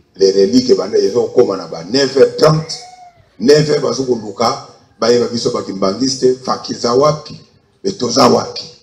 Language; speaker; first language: Lingala; non-native, local second language; Kongo